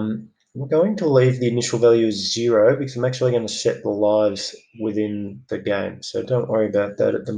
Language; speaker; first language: English; native; English